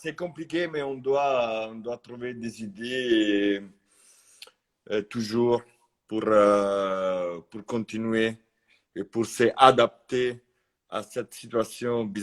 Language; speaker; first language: French; non-native, fluent; Italian